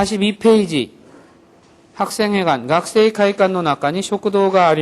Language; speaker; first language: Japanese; non-native, fluent; Korean